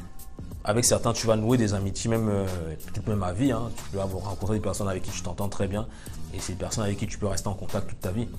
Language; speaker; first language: French; native; French